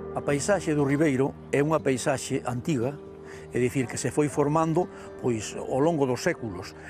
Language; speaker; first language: Galician; native; Galician